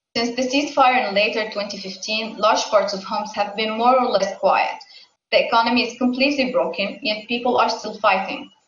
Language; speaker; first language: English; non-native, fluent; Arabic